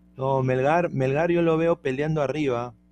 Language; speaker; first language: Spanish; native; Spanish